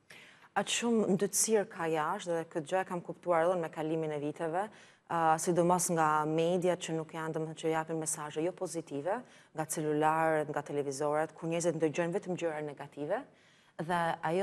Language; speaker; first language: Albanian; native; Albanian